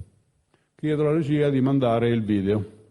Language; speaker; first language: Italian; native; Italian